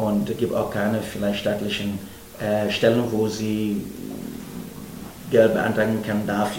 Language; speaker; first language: German; non-native, fluent; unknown